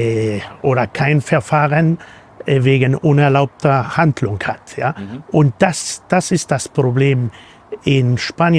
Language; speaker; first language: German; non-native, fluent; Spanish